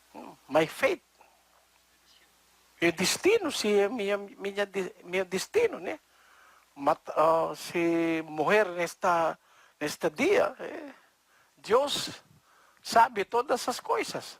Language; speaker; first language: Portuguese; non-native, learner; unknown